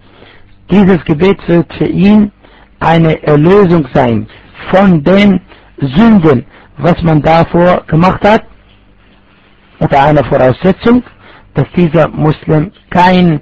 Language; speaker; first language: German; non-native, fluent; Arabic